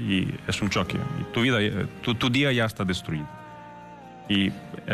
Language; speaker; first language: Spanish; non-native, fluent; Ukrainian